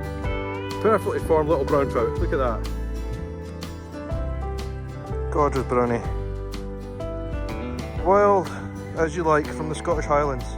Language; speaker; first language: English; native; English